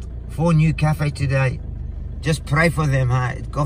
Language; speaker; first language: English; non-native, fluent; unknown